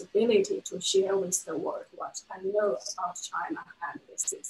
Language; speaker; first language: English; non-native, fluent; Chinese